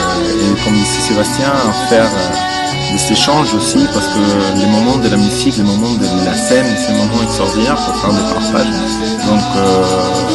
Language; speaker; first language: French; non-native, fluent; Spanish